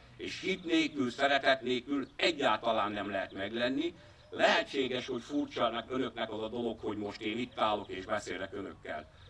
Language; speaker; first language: Hungarian; native; Hungarian